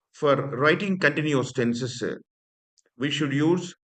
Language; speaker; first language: English; non-native, local second language; Telugu